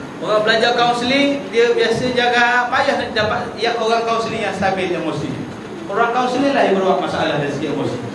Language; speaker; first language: Malay; native; Malay